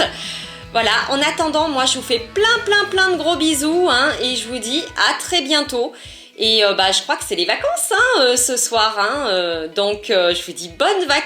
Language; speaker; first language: French; native; French